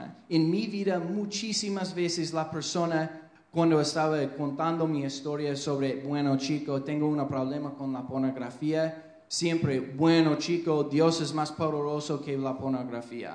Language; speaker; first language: Spanish; non-native, fluent; English